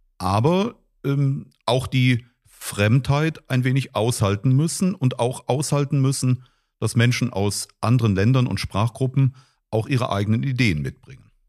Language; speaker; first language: German; native; German